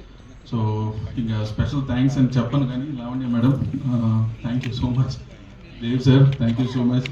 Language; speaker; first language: Telugu; native; Telugu